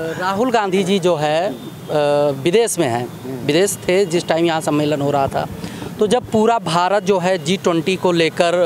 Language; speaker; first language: Hindi; native; Hindi